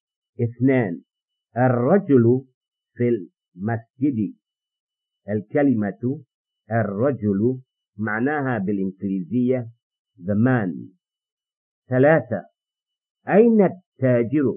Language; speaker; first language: Arabic; non-native, fluent; English